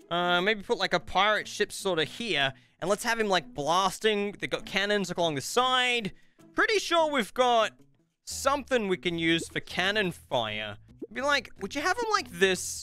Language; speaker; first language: English; native; English